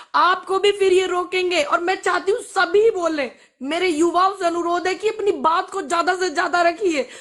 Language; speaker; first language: Hindi; native; Hindi